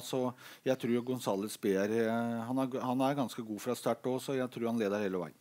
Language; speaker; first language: Norwegian; native; Norwegian